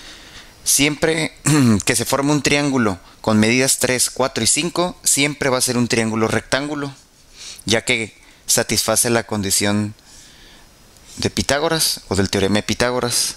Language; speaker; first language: Spanish; native; Spanish